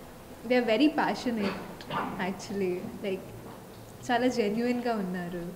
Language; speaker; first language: Telugu; non-native, fluent; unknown